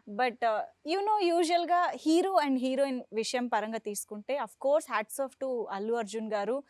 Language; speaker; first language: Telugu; native; Telugu